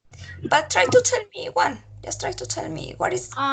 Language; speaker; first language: English; non-native, learner; Spanish